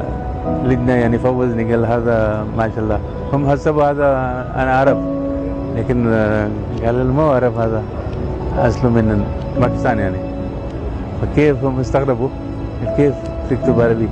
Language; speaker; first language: Arabic; non-native, learner; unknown